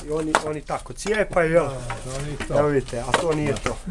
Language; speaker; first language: Croatian; native; Croatian